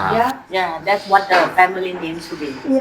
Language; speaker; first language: English; non-native, fluent; Thai